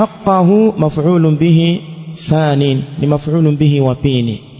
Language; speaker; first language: Arabic; non-native, fluent; Swahili